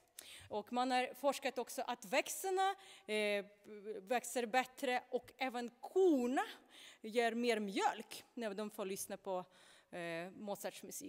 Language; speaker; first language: Swedish; non-native, fluent; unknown